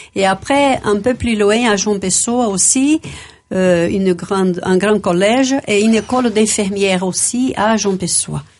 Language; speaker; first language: French; non-native, fluent; Portuguese